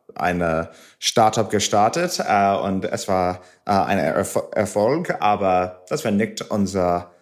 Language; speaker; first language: German; non-native, learner; English